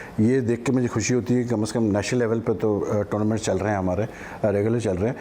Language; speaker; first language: Urdu; native; Urdu